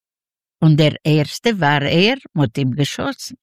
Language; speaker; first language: German; non-native, learner; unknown